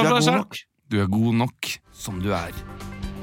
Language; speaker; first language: Norwegian; native; Norwegian